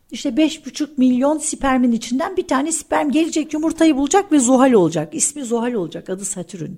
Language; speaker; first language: Turkish; early bilingual, heritage; Turkish